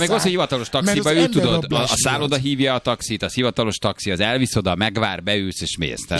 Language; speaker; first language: Hungarian; native; Hungarian